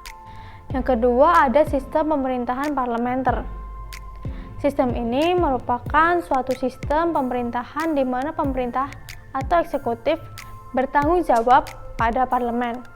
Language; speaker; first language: Indonesian; native; Indonesian